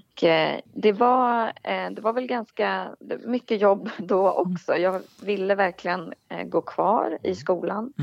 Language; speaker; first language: Swedish; native; Swedish